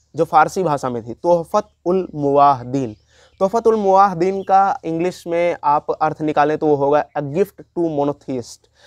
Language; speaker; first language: Hindi; native; Hindi